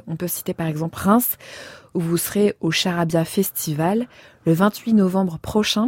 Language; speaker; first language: French; native; French